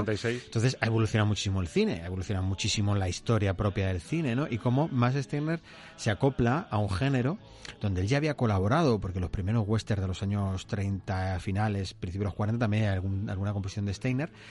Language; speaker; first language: Spanish; native; Spanish